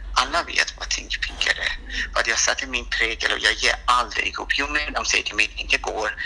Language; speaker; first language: Swedish; non-native, fluent; Persian